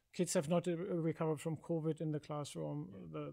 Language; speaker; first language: English; non-native, fluent; German